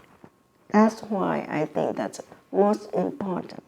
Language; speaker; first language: English; non-native, learner; Vietnamese